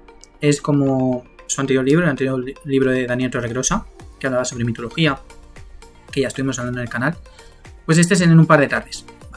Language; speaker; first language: Spanish; native; Spanish